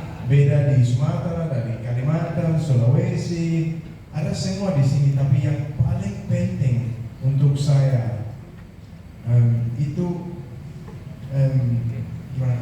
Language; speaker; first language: Indonesian; non-native, fluent; Danish